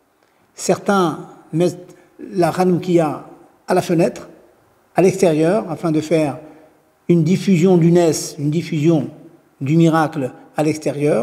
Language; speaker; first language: French; native; French